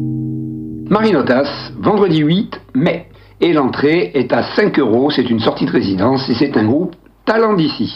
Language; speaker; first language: French; native; French